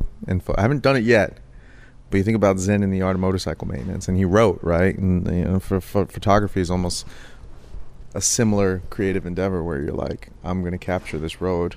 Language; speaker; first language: English; native; English